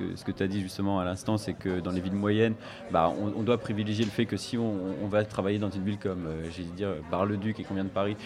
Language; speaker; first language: French; native; French